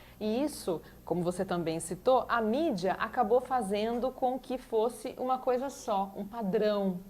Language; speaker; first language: Portuguese; native; Portuguese